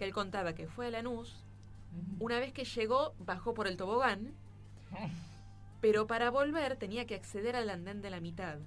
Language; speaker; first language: Spanish; native; Spanish